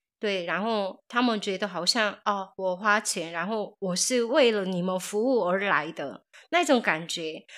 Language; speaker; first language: Chinese; non-native, fluent; Korean